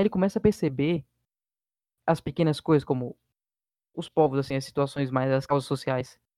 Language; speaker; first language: Portuguese; native; Portuguese